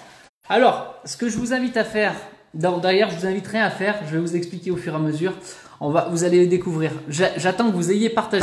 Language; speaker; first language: French; native; French